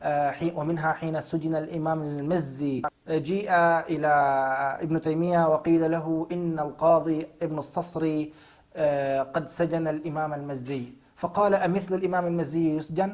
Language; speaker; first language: Arabic; native; Arabic